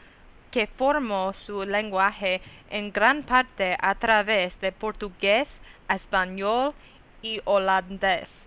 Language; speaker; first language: Spanish; non-native, learner; English